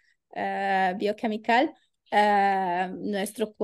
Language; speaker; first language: Spanish; non-native, learner; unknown